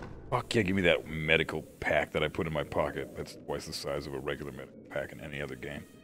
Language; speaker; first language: English; early bilingual, other home language; German